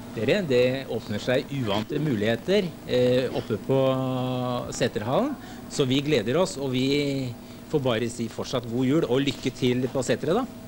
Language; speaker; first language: Norwegian; native; Norwegian